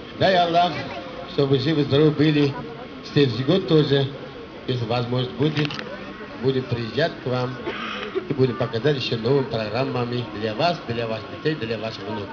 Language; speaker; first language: Russian; non-native, learner; Uzbek